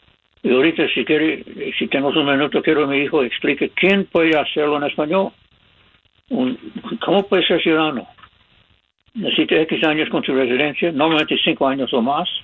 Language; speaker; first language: Spanish; non-native, fluent; English